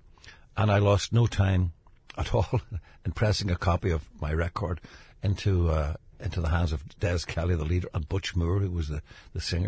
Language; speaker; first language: English; native; English